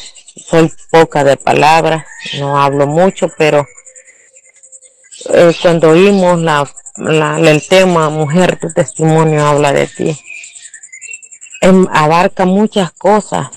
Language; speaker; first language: Spanish; native; Spanish